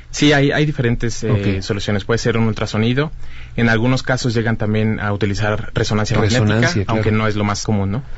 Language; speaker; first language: Spanish; native; Spanish